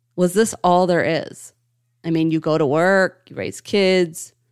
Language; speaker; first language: English; native; English